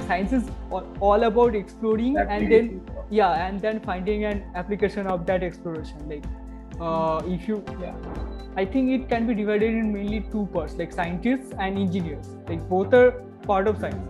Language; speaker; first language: English; non-native, local second language; Bangla